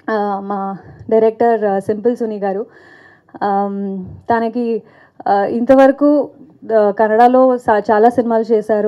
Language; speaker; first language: Telugu; non-native, fluent; Kannada